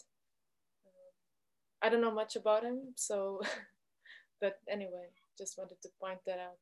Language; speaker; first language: English; non-native, fluent; Portuguese